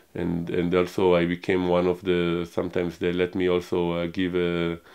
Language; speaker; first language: English; non-native, fluent; Hebrew